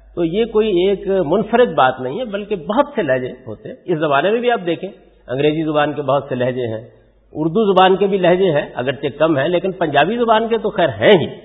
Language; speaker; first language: Urdu; non-native, local second language; Punjabi